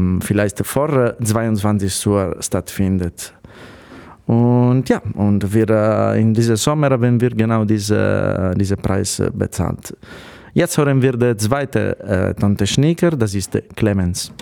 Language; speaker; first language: German; non-native, fluent; Italian